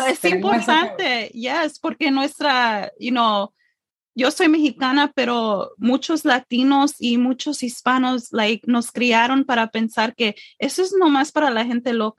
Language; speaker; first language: Spanish; early bilingual, heritage; English